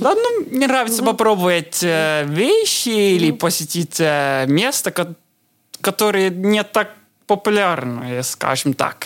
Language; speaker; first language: Russian; non-native, learner; Estonian